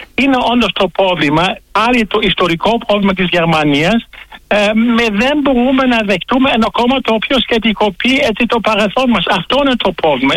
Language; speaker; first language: Greek; non-native, fluent; German